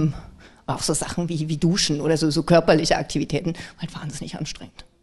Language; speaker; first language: German; native; German